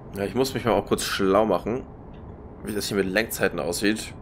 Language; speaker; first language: German; native; German